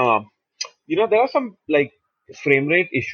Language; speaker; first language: English; non-native, local second language; Hindi